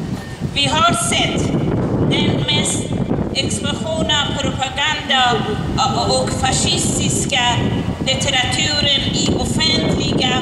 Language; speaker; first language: Swedish; non-native, learner; Persian